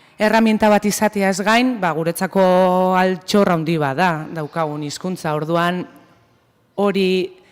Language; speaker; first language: Basque; non-native, local second language; Spanish